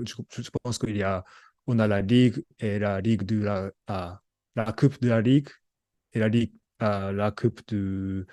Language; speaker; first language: French; non-native, learner; Japanese